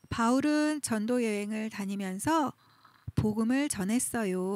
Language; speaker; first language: Korean; native; Korean